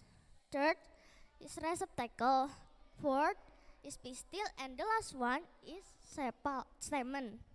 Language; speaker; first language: English; non-native, learner; Indonesian